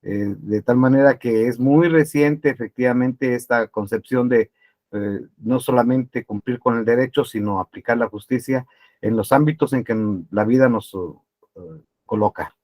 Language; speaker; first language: Spanish; native; Spanish